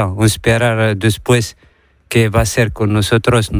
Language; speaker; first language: Spanish; non-native, learner; Arabic